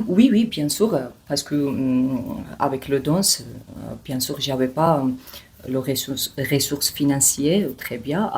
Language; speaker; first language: French; non-native, learner; Georgian